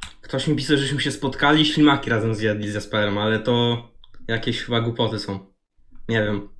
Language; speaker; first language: Polish; native; Polish